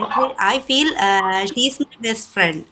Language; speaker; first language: English; non-native, learner; Malayalam